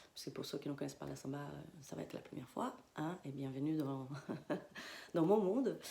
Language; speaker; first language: French; non-native, fluent; Spanish